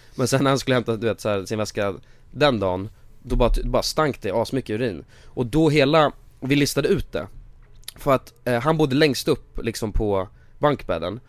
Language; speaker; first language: Swedish; native; Swedish